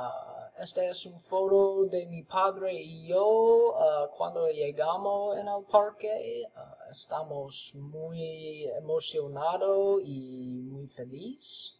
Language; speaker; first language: Spanish; non-native, learner; English